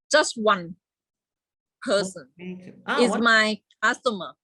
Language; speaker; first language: English; non-native, learner; Thai